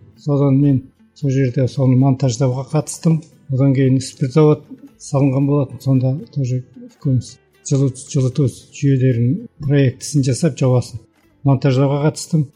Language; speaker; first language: Kazakh; early bilingual, heritage; Kazakh